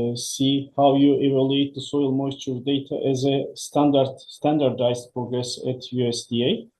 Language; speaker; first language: English; non-native, fluent; Turkish